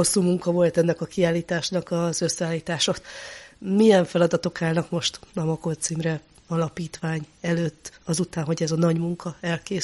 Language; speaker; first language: Hungarian; native; Hungarian